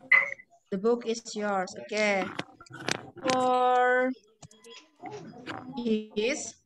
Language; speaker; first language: English; non-native, fluent; Indonesian